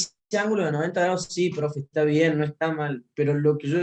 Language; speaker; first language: Spanish; native; Spanish